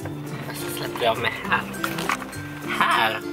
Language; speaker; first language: Swedish; non-native, fluent; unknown